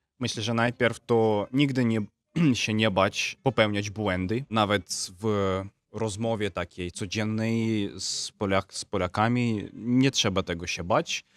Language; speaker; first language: Polish; non-native, fluent; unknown